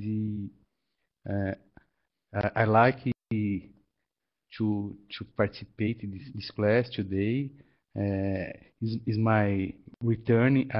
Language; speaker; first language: English; non-native, learner; Portuguese